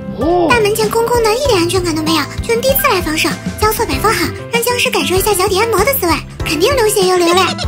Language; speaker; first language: Chinese; native; Chinese